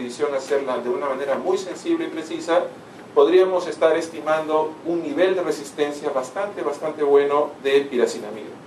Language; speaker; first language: Spanish; native; Spanish